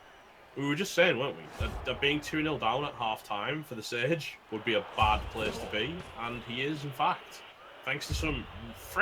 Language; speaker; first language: English; native; English